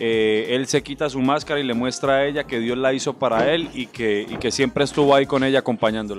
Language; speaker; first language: Spanish; native; Spanish